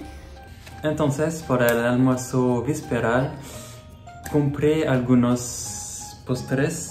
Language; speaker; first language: Spanish; non-native, learner; French